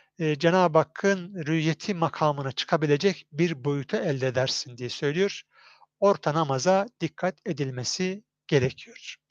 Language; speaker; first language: Turkish; native; Turkish